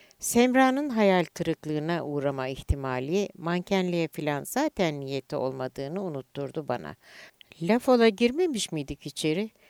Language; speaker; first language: Turkish; native; Turkish